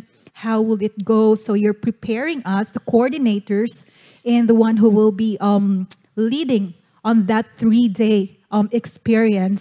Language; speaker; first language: English; non-native, local second language; Cebuano